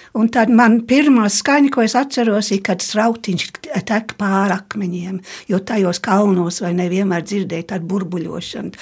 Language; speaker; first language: Latvian; early bilingual, heritage; Latvian